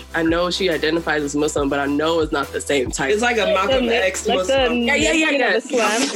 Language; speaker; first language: English; native; English